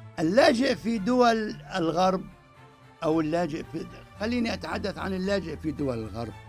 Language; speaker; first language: Arabic; native; Arabic